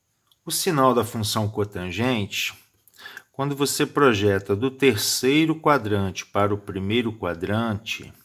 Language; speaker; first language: Portuguese; native; Portuguese